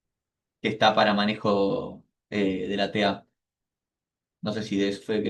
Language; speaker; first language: Spanish; native; Spanish